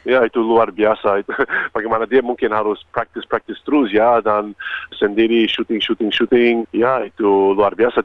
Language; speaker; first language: Indonesian; non-native, fluent; Croatian